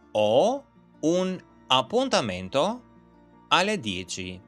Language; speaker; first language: Italian; non-native, fluent; Albanian